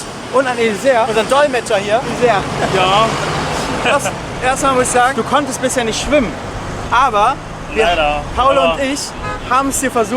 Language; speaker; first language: German; native; German